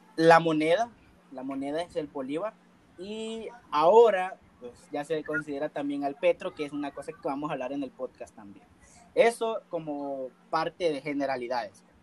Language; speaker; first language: Spanish; native; Spanish